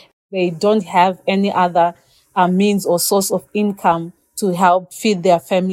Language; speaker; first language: English; non-native, local second language; Shona